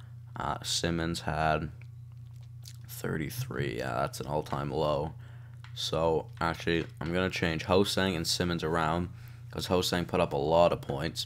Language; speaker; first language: English; native; English